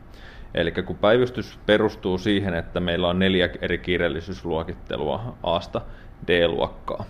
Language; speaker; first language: Finnish; native; Finnish